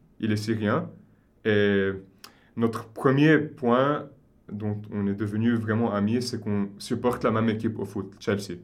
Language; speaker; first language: French; non-native, local second language; Arabic